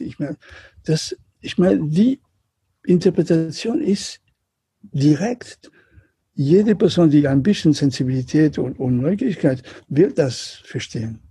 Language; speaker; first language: German; non-native, learner; Catalan